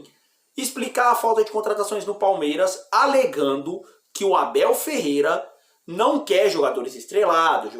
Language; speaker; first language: Portuguese; native; Portuguese